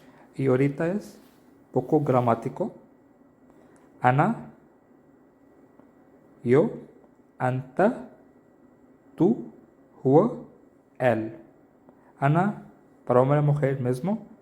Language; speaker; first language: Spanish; non-native, learner; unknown